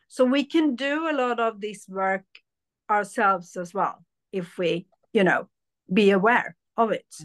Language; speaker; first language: English; early bilingual, other home language; Hindi